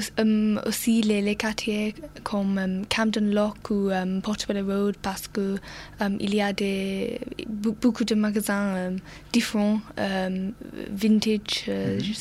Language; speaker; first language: French; non-native, learner; English